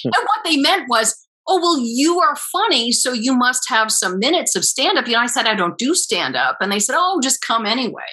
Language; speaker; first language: English; native; English